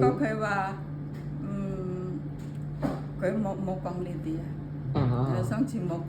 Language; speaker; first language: Cantonese; non-native, learner; Indonesian